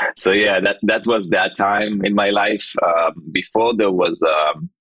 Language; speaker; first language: English; non-native, fluent; Hebrew